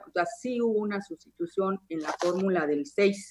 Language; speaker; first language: Spanish; native; Spanish